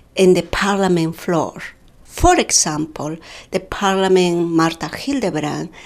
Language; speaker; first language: English; non-native, fluent; Quechua